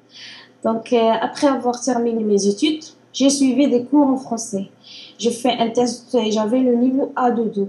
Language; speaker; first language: French; non-native, learner; Arabic